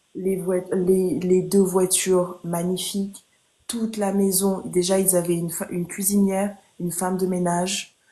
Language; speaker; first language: French; early bilingual, other home language; Haitian Creole